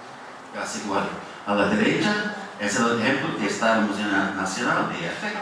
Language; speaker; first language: Spanish; non-native, fluent; English